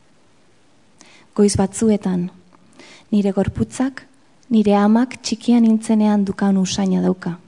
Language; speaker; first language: English; non-native, fluent; Spanish